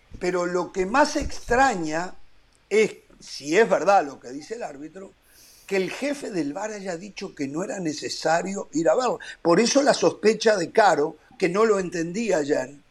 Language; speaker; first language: Spanish; native; Spanish